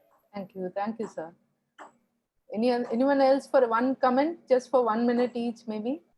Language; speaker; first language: English; non-native, local second language; Tamil